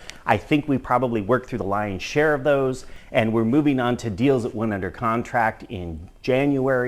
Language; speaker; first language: English; native; English